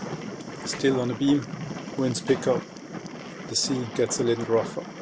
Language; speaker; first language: English; non-native, fluent; German